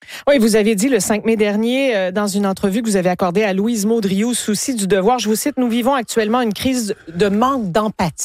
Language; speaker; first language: French; native; French